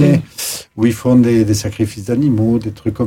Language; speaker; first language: French; native; French